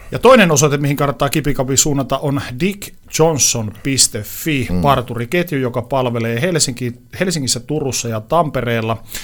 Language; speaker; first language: Finnish; native; Finnish